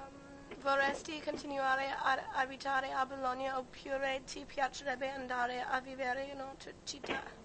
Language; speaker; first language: Italian; non-native, learner; English